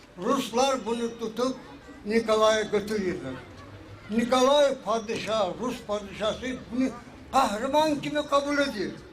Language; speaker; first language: Turkish; early bilingual, heritage; Turkish